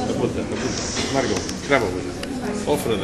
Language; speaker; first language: Catalan; native; Catalan